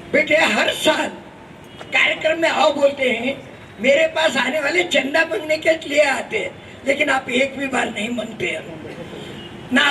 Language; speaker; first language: Hindi; non-native, local second language; Kannada